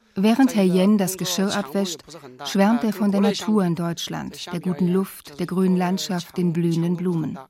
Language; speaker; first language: German; native; German